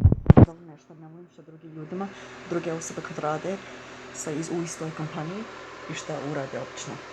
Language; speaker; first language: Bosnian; early bilingual, heritage; Bosnian